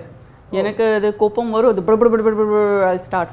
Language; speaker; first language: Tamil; non-native, fluent; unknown